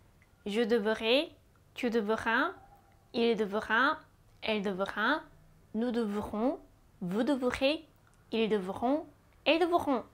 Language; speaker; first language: French; non-native, fluent; Japanese